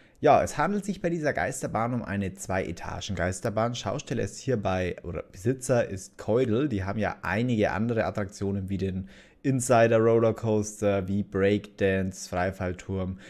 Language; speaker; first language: German; native; German